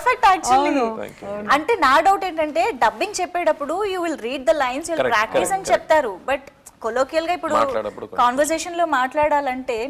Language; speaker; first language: Telugu; native; Telugu